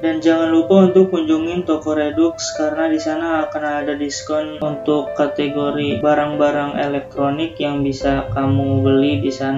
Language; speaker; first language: Indonesian; native; Indonesian